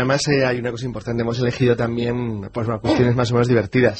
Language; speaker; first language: Spanish; native; Spanish